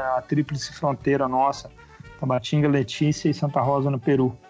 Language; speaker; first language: Portuguese; native; Portuguese